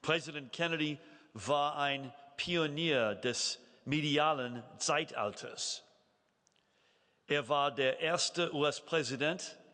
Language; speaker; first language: German; non-native, fluent; English